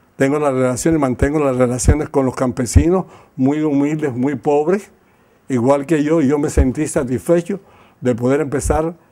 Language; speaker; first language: Spanish; native; Spanish